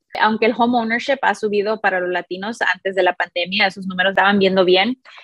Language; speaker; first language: Spanish; early bilingual, heritage; Spanish